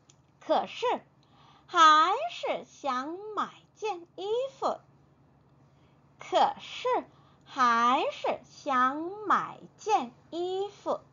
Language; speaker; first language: Chinese; non-native, fluent; Korean